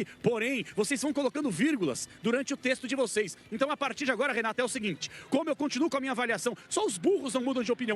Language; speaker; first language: Portuguese; native; Portuguese